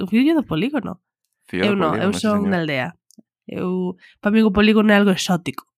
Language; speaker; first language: Galician; non-native, local second language; Spanish